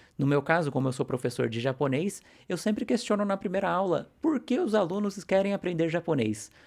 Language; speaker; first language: Portuguese; native; Portuguese